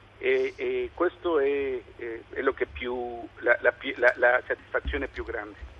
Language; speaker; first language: Italian; non-native, learner; Spanish